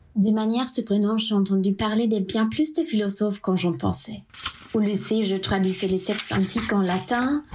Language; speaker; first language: French; non-native, fluent; German